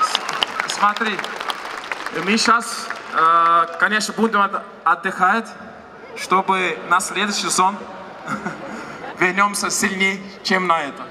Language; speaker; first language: Russian; non-native, learner; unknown